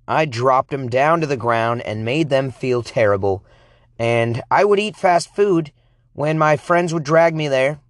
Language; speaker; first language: English; native; English